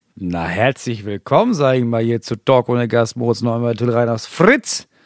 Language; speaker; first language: German; native; German